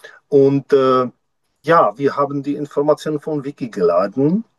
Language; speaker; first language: German; non-native, learner; Czech